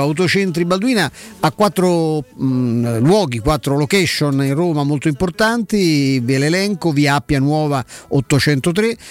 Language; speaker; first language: Italian; native; Italian